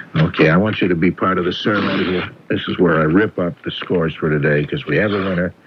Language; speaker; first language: English; native; English